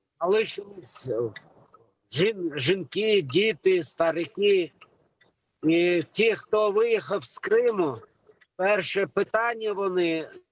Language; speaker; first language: Ukrainian; non-native, local second language; Crimean Tatar